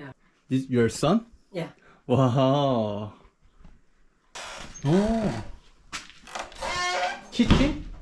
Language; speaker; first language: English; non-native, learner; Korean